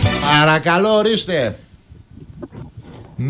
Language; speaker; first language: Greek; native; Greek